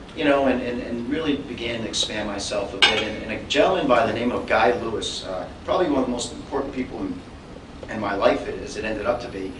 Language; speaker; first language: English; native; English